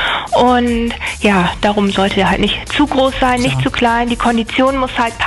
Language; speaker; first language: German; native; German